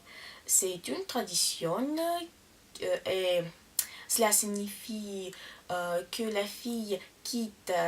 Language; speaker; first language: French; non-native, learner; Russian